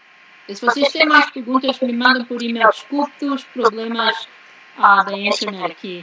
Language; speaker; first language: Portuguese; early bilingual, heritage; Portuguese